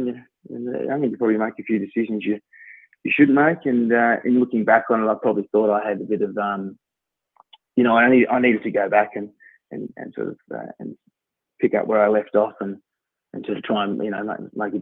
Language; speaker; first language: English; native; English